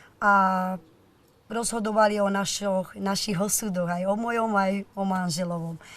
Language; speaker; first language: Slovak; non-native, local second language; Romany